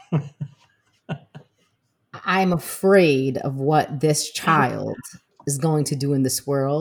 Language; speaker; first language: English; native; English